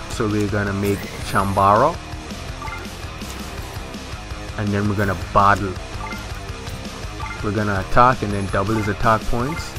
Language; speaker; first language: English; native; English